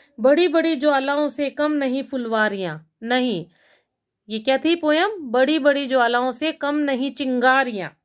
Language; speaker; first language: Hindi; native; Hindi